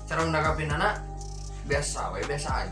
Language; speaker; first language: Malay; non-native, local second language; Sundanese